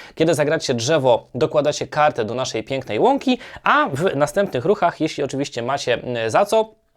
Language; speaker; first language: Polish; native; Polish